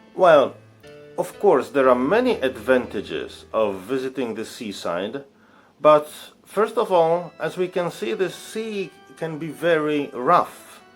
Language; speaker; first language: English; non-native, fluent; Polish